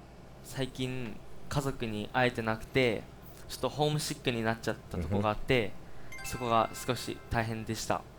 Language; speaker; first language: Japanese; native; Japanese